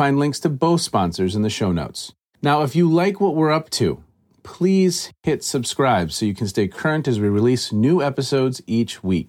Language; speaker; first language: English; native; English